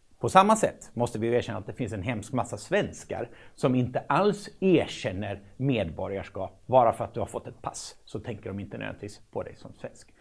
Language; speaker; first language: Swedish; native; Swedish